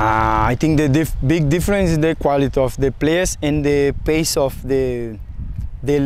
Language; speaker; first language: English; non-native, fluent; Portuguese